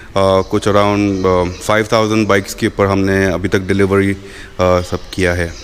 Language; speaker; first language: Hindi; non-native, local second language; Marathi